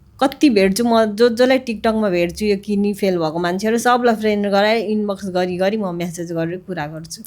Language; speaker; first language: Nepali; native; Nepali